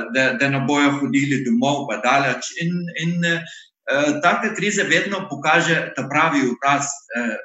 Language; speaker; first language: Slovenian; non-native, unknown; Arabic